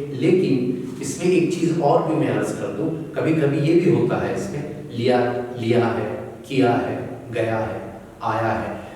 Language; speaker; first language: Hindi; native; Hindi